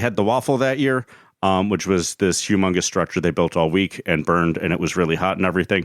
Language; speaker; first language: English; native; English